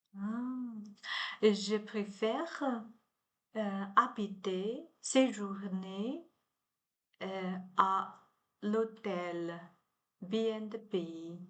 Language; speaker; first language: French; non-native, learner; Chinese